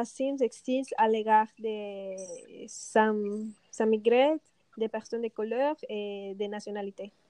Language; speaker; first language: French; non-native, learner; Spanish